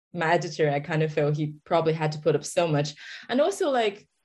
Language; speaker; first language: English; non-native, fluent; Chinese